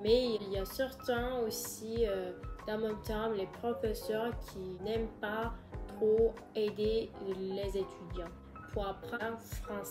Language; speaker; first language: French; non-native, learner; Turkish